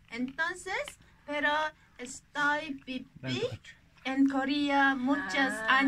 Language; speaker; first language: Spanish; non-native, learner; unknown